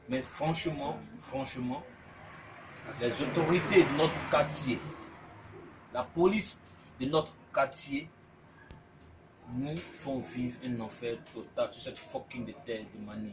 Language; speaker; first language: French; native; French